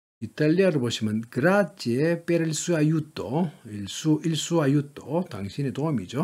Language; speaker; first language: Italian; non-native, learner; Korean